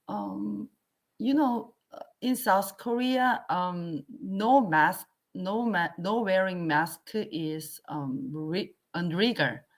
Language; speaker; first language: English; non-native, learner; Korean